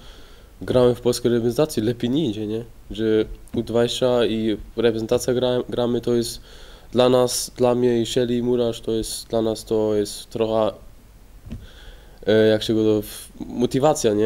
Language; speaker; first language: Polish; early bilingual, heritage; Polish